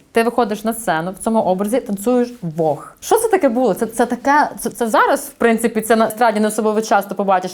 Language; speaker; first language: Ukrainian; native; Ukrainian